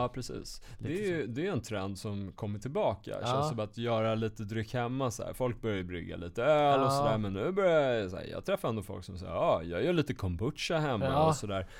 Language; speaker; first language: Swedish; native; Swedish